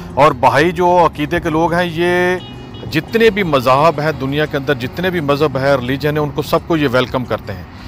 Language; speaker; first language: Urdu; native; Urdu